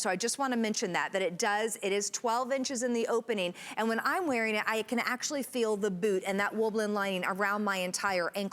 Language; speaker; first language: English; native; English